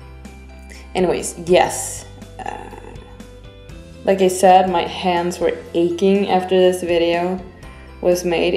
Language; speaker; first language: English; non-native, fluent; Swedish